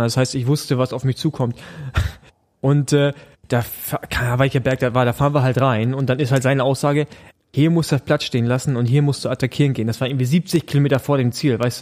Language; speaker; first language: German; native; German